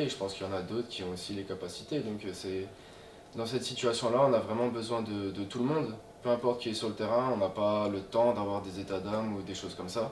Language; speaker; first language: French; native; French